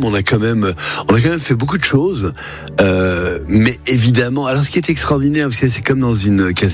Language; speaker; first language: French; native; French